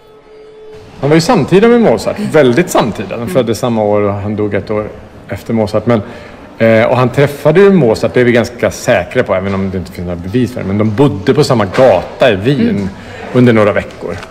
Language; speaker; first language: Swedish; native; Swedish